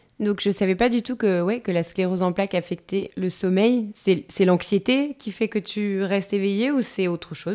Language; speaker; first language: French; native; French